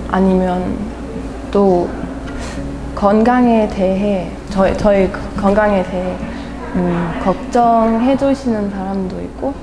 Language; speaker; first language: Korean; non-native, fluent; German